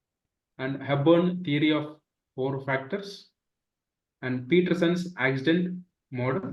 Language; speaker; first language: English; non-native, local second language; Telugu